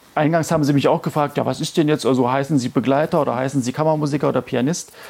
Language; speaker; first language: German; native; German